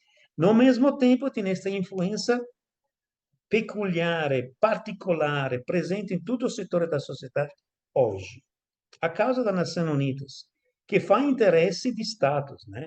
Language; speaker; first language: Portuguese; non-native, fluent; Italian